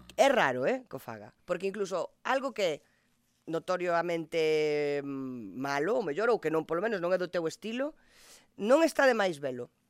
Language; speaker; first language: Galician; non-native, local second language; Spanish